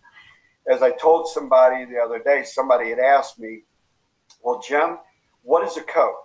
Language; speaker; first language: English; native; English